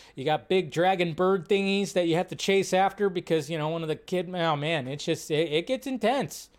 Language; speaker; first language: English; native; English